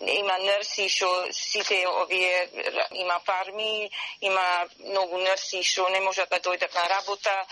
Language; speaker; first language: Macedonian; early bilingual, heritage; Macedonian